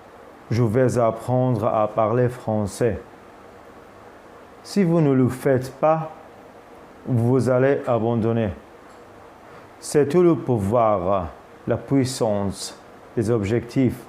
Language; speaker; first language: French; non-native, fluent; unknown